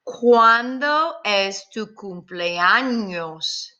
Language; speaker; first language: Spanish; non-native, fluent; English